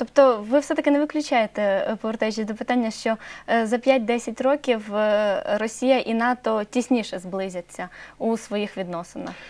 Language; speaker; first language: Ukrainian; native; Ukrainian